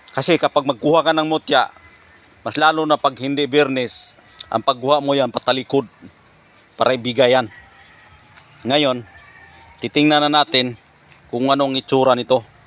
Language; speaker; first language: Filipino; non-native, local second language; Cebuano